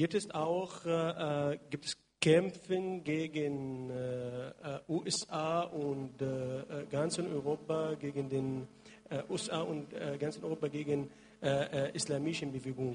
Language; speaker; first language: German; non-native, learner; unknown